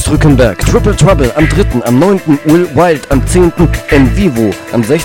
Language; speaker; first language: German; native; German